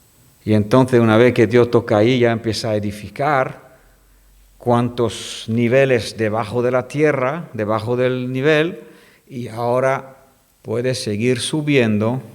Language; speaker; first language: Spanish; non-native, fluent; French